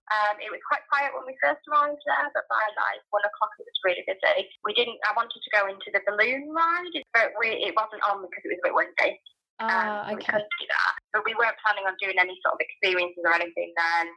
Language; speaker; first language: English; native; English